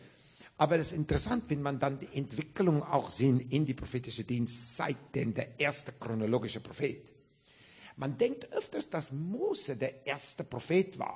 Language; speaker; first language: German; non-native, fluent; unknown